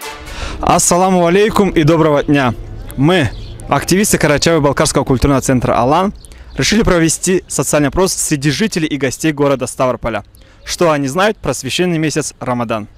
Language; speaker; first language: Russian; native; Russian